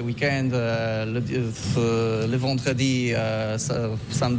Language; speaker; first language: French; non-native, learner; Polish